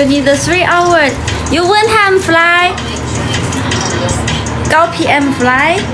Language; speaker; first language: English; non-native, learner; Thai